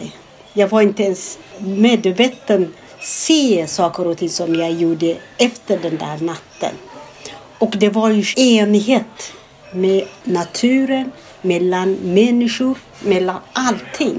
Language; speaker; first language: Swedish; non-native, fluent; Amharic